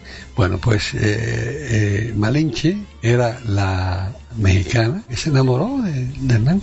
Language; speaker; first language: Spanish; native; Spanish